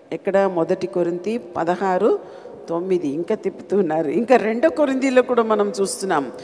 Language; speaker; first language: Telugu; non-native, fluent; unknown